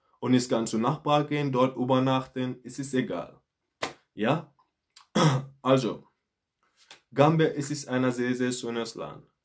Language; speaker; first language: German; non-native, learner; Mandingo